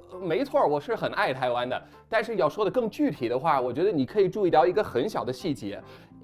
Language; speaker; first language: Chinese; non-native, fluent; English